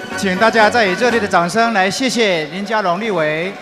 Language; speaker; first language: Chinese; native; Chinese